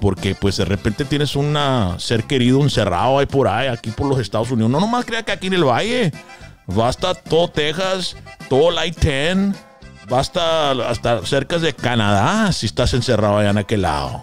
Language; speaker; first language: Spanish; early bilingual, other home language; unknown